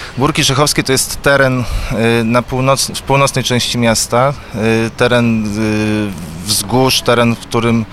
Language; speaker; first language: Polish; native; Polish